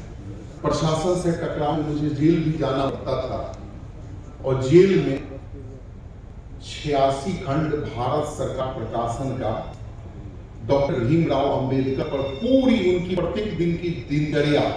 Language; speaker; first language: Hindi; native; Hindi